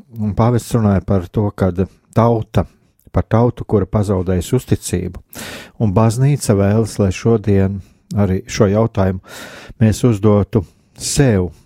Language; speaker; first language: Latvian; native; Latvian